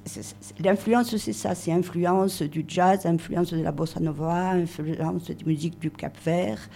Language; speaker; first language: French; native; French